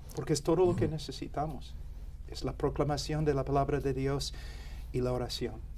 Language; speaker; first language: Spanish; non-native, fluent; English